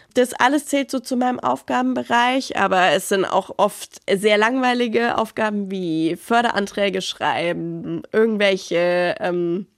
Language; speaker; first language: German; native; German